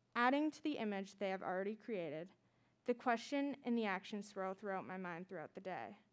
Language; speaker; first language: English; native; English